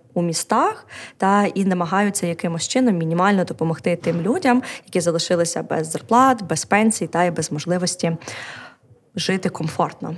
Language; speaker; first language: Ukrainian; native; Ukrainian